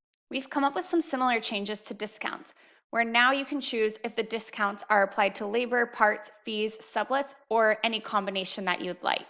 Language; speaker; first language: English; native; English